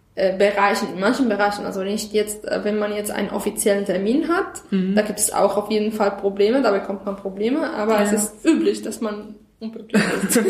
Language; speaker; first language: German; non-native, fluent; Arabic